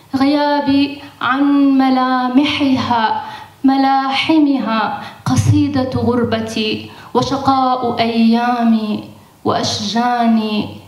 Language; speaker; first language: Arabic; native; Arabic